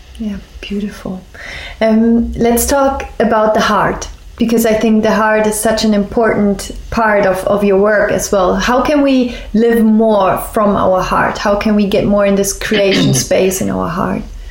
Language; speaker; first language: English; non-native, fluent; German